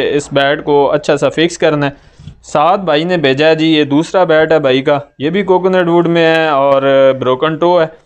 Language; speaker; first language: Urdu; non-native, local second language; Punjabi